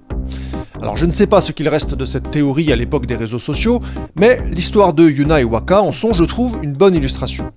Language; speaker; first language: French; native; French